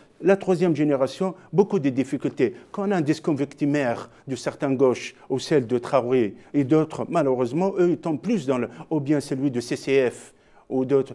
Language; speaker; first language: French; non-native, local second language; Arabic